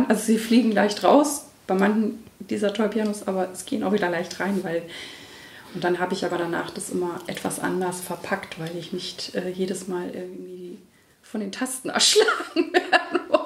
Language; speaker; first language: German; native; German